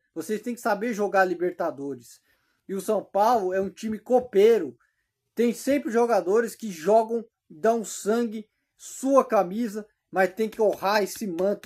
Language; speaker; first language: Portuguese; native; Portuguese